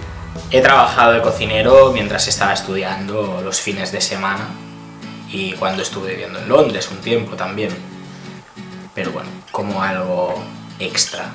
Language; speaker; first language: Spanish; early bilingual, other home language; Italian